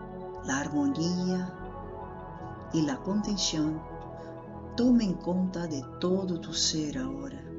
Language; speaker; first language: Spanish; non-native, fluent; Portuguese